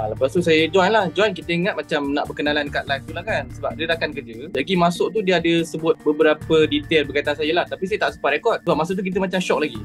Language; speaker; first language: Malay; native; Malay